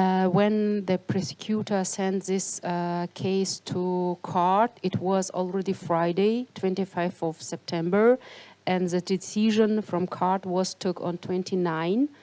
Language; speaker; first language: English; non-native, learner; Tajik